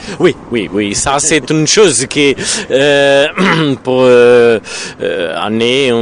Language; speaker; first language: French; non-native, learner; Portuguese